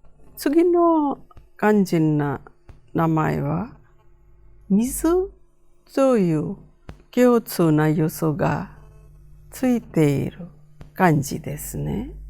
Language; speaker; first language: Japanese; non-native, fluent; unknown